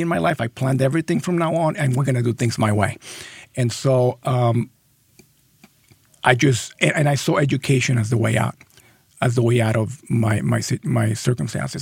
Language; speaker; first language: English; non-native, fluent; Spanish